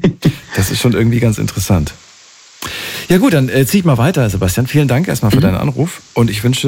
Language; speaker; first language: German; native; German